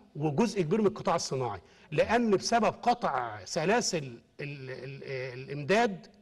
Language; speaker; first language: Arabic; native; Arabic